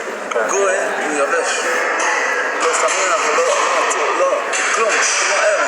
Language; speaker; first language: Hebrew; non-native, fluent; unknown